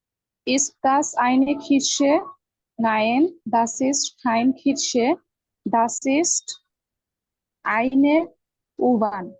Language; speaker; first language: German; non-native, learner; Bangla